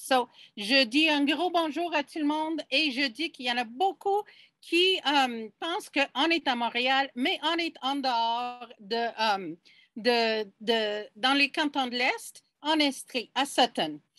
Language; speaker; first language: French; non-native, fluent; English